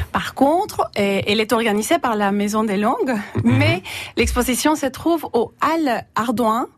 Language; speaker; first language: French; non-native, fluent; Spanish